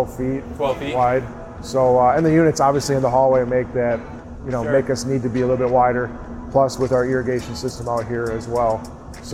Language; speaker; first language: English; native; English